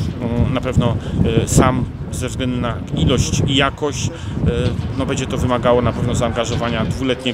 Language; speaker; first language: Polish; native; Polish